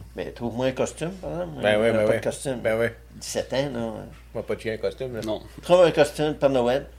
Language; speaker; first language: French; native; French